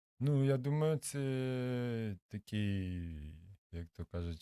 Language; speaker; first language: Ukrainian; non-native, local second language; Russian